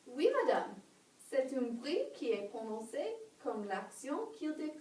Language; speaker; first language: French; non-native, learner; English